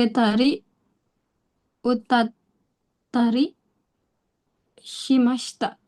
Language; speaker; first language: Japanese; non-native, learner; Indonesian